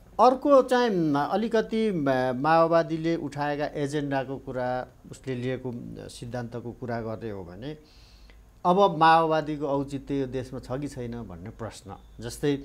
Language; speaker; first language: Nepali; native; Nepali